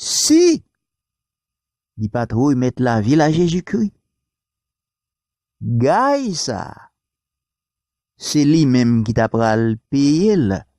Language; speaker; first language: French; non-native, local second language; Haitian Creole